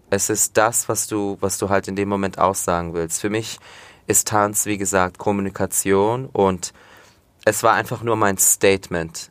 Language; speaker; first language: German; early bilingual, other home language; Turkish